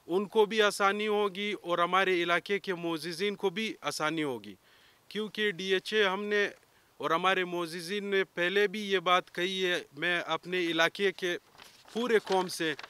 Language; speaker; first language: Urdu; non-native, local second language; Pashto